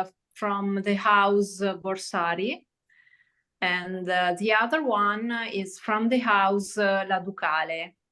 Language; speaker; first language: English; non-native, learner; Italian